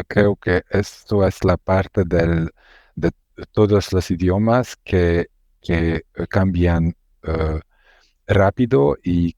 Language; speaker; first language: Spanish; non-native, learner; Hungarian